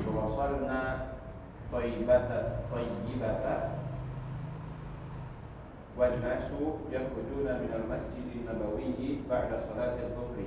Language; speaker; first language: Arabic; non-native, learner; Indonesian